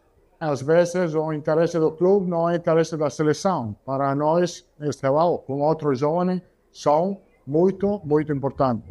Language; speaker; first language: Portuguese; non-native, learner; Italian